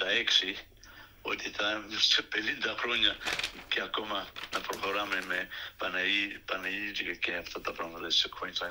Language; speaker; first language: Greek; early bilingual, heritage; Greek